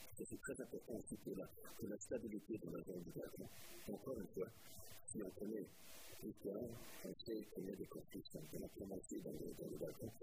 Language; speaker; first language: French; non-native, fluent; German